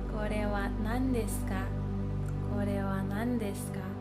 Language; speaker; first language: Japanese; non-native, fluent; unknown